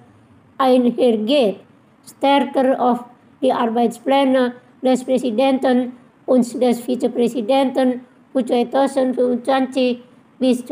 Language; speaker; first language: German; non-native, fluent; Indonesian